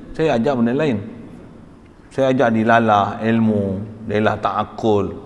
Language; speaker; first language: Malay; native; Malay